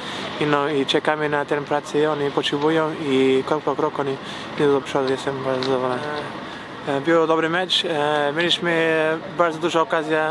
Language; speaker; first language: Polish; non-native, learner; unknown